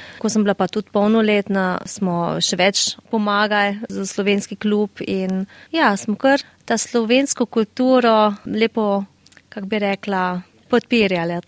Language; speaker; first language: Slovenian; early bilingual, heritage; Slovenian